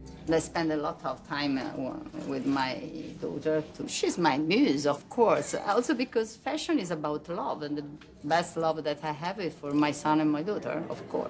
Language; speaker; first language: English; non-native, fluent; Italian